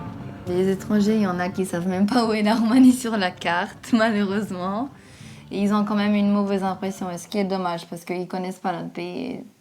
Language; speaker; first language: French; non-native, fluent; Romanian